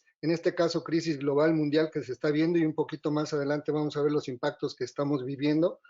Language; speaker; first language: Spanish; native; Spanish